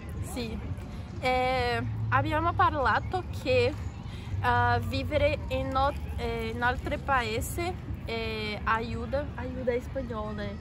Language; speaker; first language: Italian; non-native, learner; Portuguese